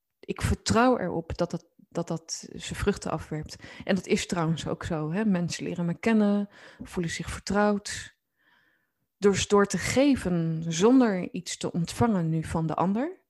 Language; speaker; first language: Dutch; native; Dutch